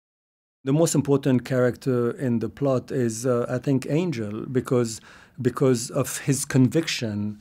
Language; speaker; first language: English; non-native, fluent; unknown